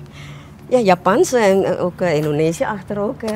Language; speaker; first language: Dutch; early bilingual, other home language; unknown